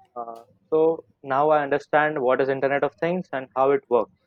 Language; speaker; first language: English; non-native, local second language; Hindi